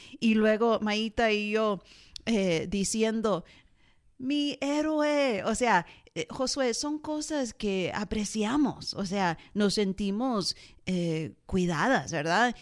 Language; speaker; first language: Spanish; early bilingual, heritage; Spanish